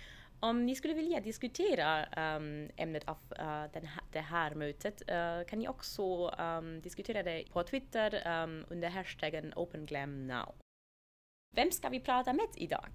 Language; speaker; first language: Swedish; non-native, fluent; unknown